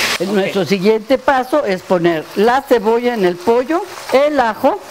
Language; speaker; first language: Spanish; native; Spanish